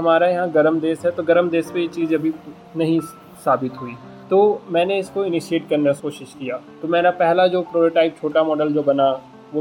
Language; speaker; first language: Hindi; native; Hindi